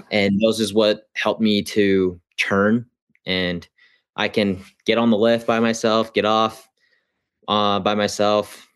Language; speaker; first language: English; native; English